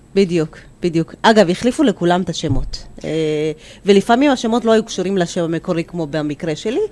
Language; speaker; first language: Hebrew; early bilingual, other home language; Amharic